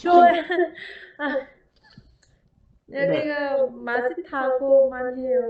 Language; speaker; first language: Korean; non-native, learner; Vietnamese